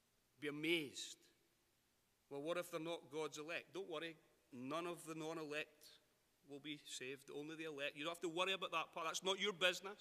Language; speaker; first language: English; native; English